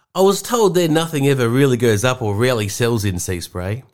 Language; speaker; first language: English; native; English